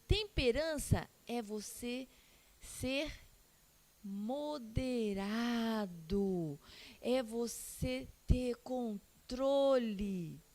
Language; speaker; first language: Portuguese; non-native, learner; Spanish